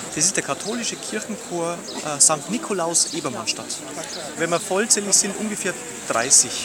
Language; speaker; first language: German; native; German